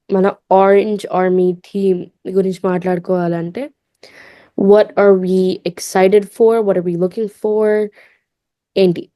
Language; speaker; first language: Telugu; early bilingual, heritage; Telugu